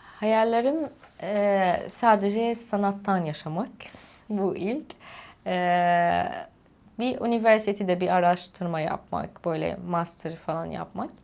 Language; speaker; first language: Turkish; non-native, fluent; Arabic